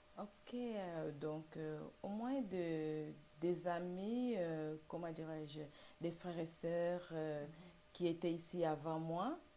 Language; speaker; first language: French; non-native, local second language; Lingala